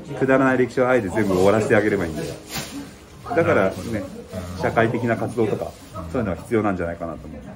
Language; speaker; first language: Japanese; native; Japanese